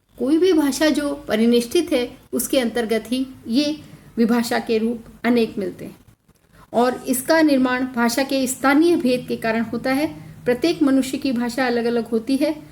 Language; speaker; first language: Hindi; native; Hindi